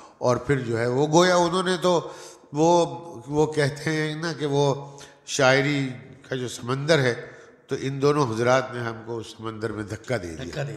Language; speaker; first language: Urdu; non-native, local second language; Gujarati